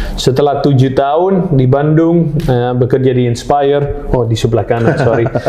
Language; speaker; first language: Indonesian; non-native, fluent; Dutch